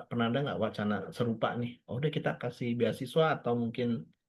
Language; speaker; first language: Indonesian; native; Indonesian